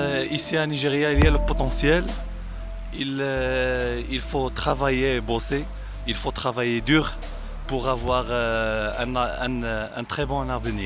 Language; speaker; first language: French; non-native, local second language; Arabic